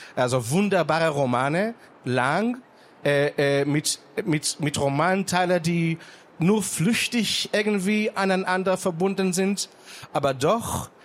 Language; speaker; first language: German; non-native, fluent; Hebrew